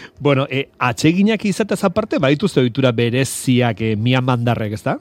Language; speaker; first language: Basque; native; Basque